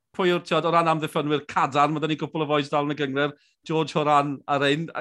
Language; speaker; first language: Welsh; native; Welsh